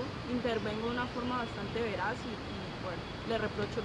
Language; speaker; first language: Spanish; native; Spanish